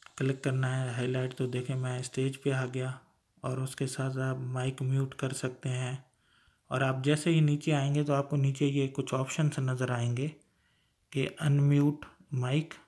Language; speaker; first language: Urdu; non-native, local second language; Sindhi